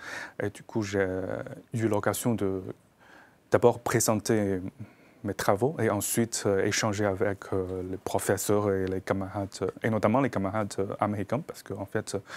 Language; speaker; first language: French; non-native, fluent; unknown